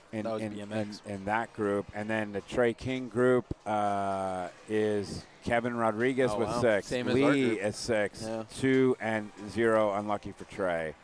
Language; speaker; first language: English; native; English